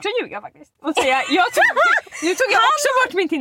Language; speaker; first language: Swedish; native; Swedish